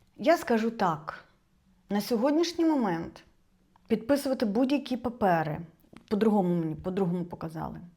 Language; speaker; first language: Ukrainian; non-native, local second language; Russian